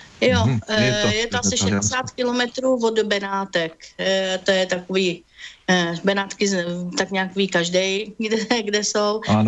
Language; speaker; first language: Czech; native; Czech